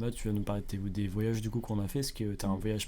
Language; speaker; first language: French; native; French